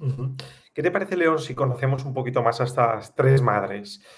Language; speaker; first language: Spanish; native; Spanish